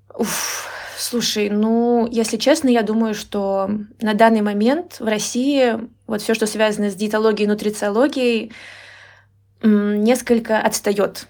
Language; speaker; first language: Russian; native; Russian